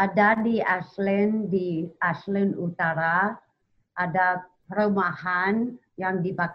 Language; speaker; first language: Indonesian; non-native, learner; English